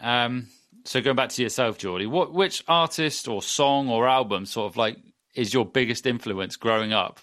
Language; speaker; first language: English; native; English